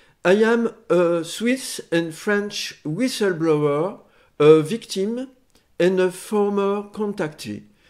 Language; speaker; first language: English; non-native, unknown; French